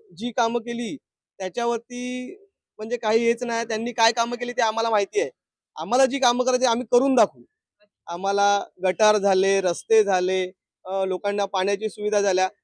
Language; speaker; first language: Marathi; native; Marathi